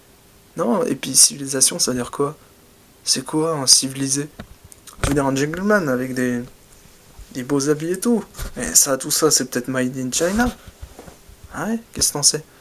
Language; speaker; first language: French; native; French